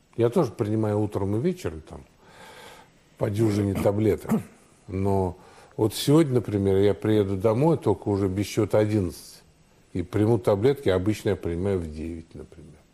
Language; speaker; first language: Russian; native; Russian